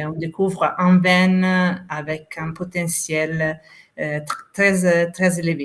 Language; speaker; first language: French; non-native, fluent; Italian